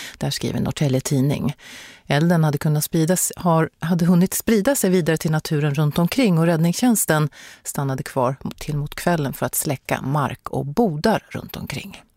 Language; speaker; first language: Swedish; native; Swedish